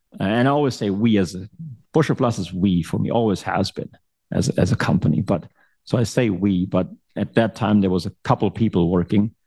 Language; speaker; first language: English; non-native, fluent; German